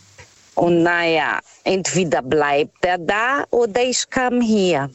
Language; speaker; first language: German; non-native, fluent; Portuguese